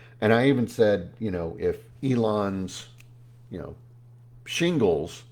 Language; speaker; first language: English; native; English